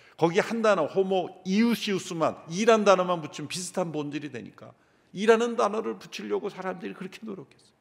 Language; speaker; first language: Korean; native; Korean